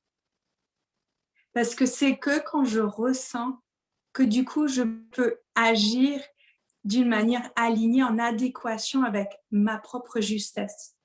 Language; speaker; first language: French; native; French